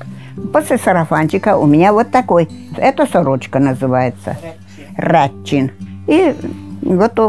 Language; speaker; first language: Russian; non-native, local second language; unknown